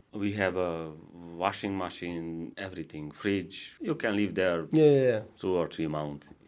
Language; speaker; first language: English; non-native, learner; Hungarian